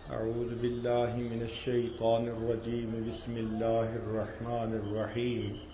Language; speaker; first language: Urdu; non-native, local second language; Punjabi